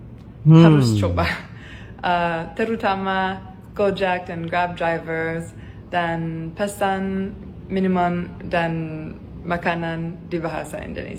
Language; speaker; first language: Indonesian; non-native, learner; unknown